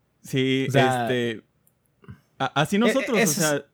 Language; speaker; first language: Spanish; native; Spanish